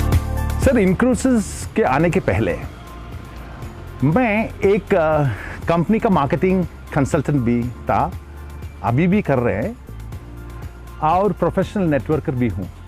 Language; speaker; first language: Hindi; non-native, local second language; Tamil